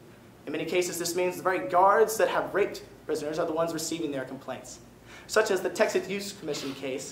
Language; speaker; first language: English; native; English